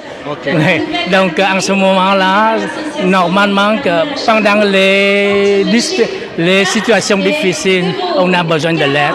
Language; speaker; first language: French; non-native, fluent; Vietnamese